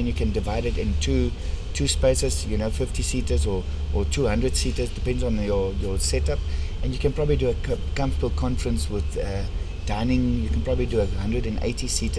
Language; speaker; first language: English; non-native, local second language; Afrikaans